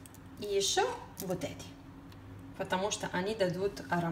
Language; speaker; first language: Russian; non-native, fluent; Italian